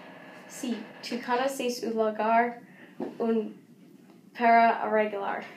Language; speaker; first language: Spanish; non-native, learner; English